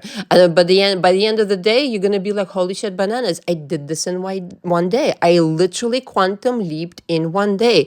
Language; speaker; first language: English; non-native, fluent; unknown